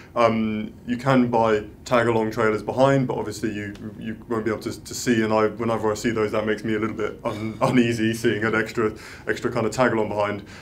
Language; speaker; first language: English; native; English